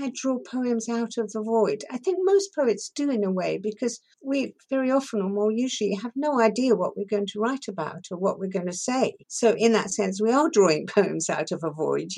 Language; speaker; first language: English; early bilingual, other home language; Persian